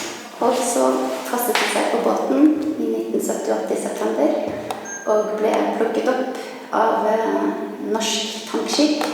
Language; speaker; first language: Norwegian; early bilingual, other home language; Vietnamese